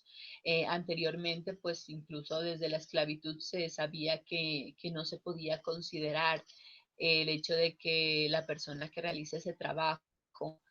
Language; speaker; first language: Spanish; native; Spanish